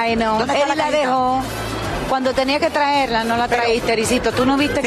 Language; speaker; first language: Spanish; native; Spanish